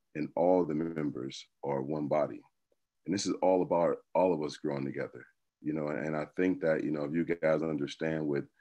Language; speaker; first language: English; native; English